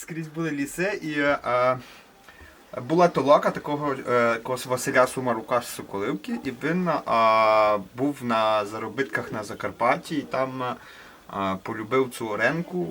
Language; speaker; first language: Ukrainian; native; Ukrainian